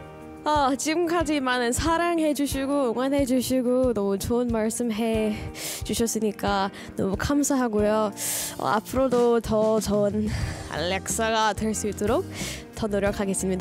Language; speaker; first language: Korean; early bilingual, heritage; English